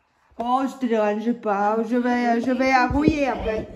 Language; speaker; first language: French; non-native, learner; Vietnamese